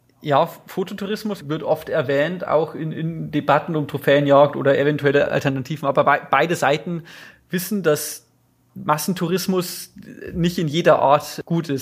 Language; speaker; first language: German; native; German